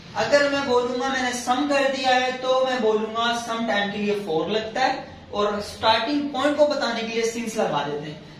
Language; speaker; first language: Hindi; native; Hindi